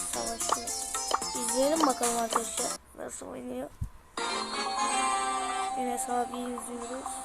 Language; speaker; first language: Turkish; native; Turkish